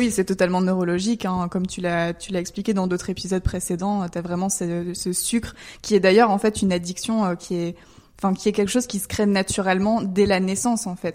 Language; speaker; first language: French; native; French